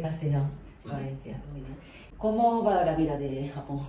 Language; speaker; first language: Spanish; non-native, fluent; Japanese